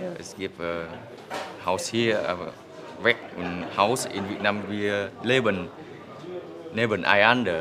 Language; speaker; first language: German; non-native, learner; Vietnamese